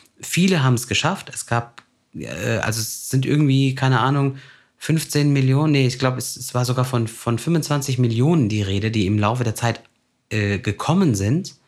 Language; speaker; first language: German; early bilingual, other home language; Turkish